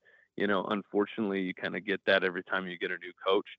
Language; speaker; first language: English; native; English